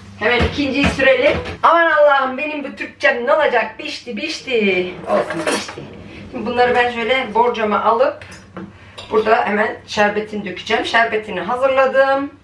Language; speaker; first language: Turkish; early bilingual, heritage; Turkish